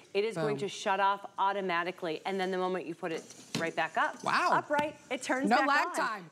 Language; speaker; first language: English; native; English